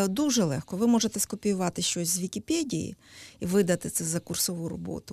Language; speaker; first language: Ukrainian; native; Ukrainian